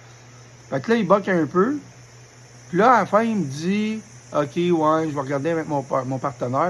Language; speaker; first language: French; native; French